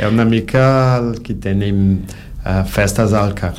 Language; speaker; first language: Catalan; non-native, learner; Portuguese